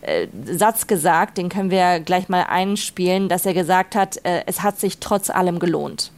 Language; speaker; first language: German; native; German